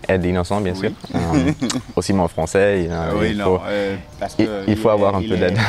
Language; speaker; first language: French; non-native, learner; German